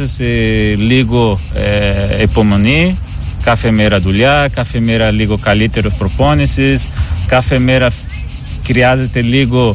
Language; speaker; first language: Greek; non-native, learner; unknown